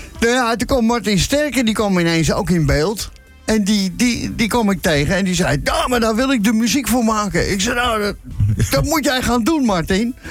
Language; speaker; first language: Dutch; native; Dutch